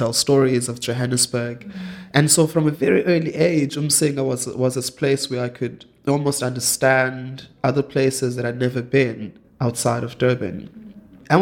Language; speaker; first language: English; non-native, local second language; Zulu